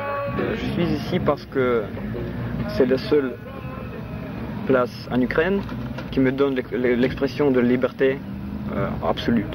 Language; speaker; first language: French; non-native, fluent; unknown